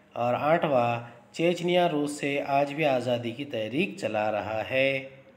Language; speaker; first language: Urdu; native; Urdu